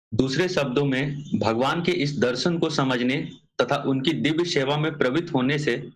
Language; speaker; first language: Hindi; native; Hindi